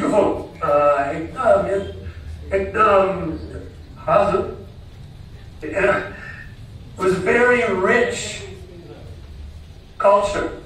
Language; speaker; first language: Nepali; non-native, learner; English